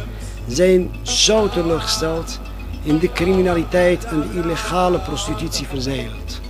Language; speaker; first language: Dutch; non-native, fluent; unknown